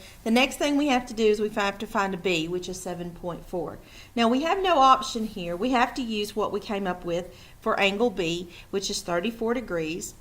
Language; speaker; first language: English; native; English